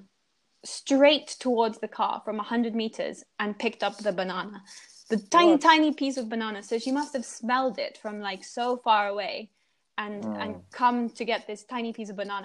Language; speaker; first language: English; native; English